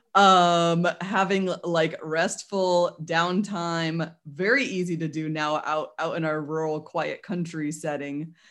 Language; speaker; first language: English; native; English